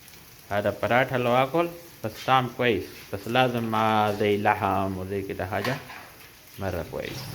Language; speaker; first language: Arabic; non-native, local second language; Urdu